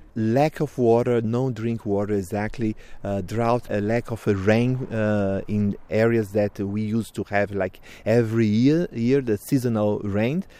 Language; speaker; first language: English; non-native, fluent; Portuguese